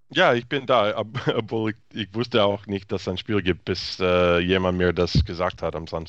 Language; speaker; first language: German; non-native, fluent; English